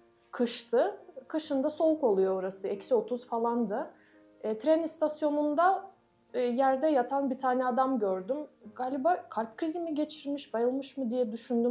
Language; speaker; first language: Turkish; non-native, fluent; Russian